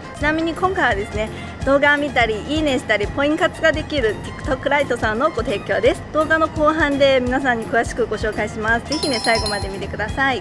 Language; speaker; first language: Japanese; non-native, fluent; Chinese